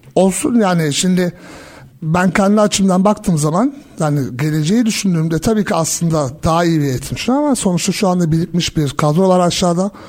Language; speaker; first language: Turkish; early bilingual, heritage; Turkish